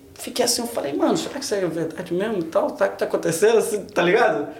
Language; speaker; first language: Portuguese; native; Portuguese